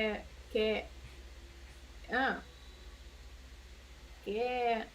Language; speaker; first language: Spanish; non-native, learner; Russian